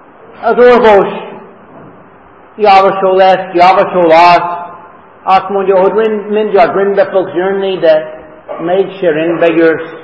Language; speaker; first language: Hungarian; non-native, fluent; English